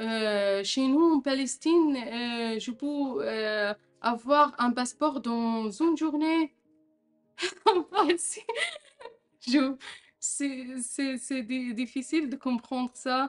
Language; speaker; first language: French; non-native, fluent; Arabic